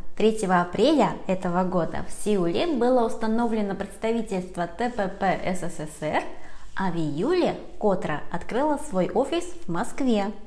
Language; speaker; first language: Russian; early bilingual, other home language; Korean